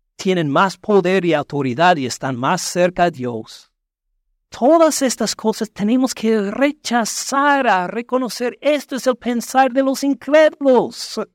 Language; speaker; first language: Spanish; non-native, fluent; English